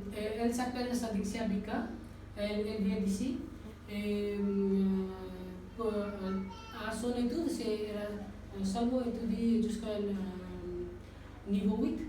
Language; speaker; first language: French; non-native, learner; Nepali